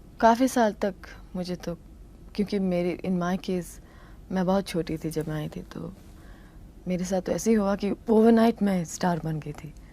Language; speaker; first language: Hindi; non-native, local second language; Tamil